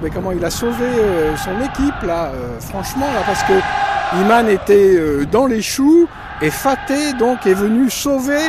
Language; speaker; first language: French; native; French